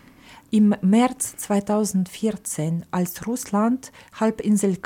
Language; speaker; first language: German; non-native, fluent; Ukrainian